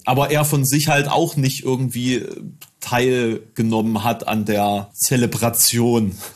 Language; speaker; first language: German; native; German